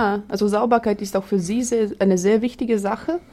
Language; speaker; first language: German; non-native, fluent; Latvian